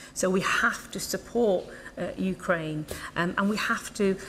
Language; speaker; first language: English; native; English